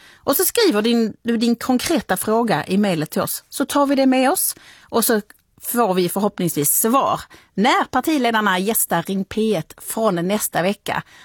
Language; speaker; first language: Swedish; native; Swedish